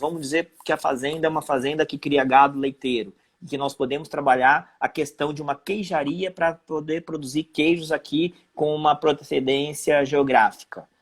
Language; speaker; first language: Portuguese; native; Portuguese